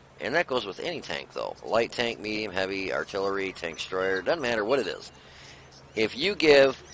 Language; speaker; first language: English; native; English